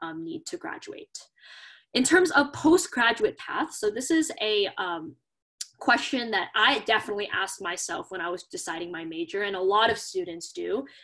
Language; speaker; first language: English; native; English